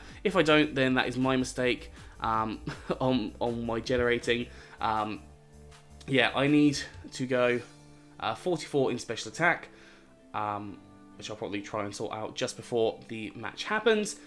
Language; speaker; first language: English; native; English